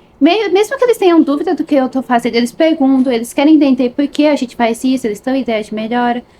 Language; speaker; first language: Portuguese; native; Portuguese